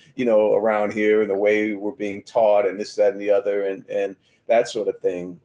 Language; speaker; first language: English; native; English